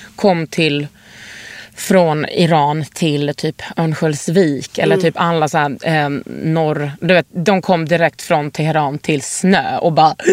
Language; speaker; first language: Swedish; native; Swedish